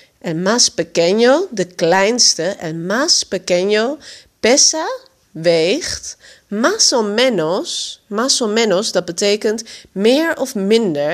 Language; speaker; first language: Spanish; non-native, fluent; Dutch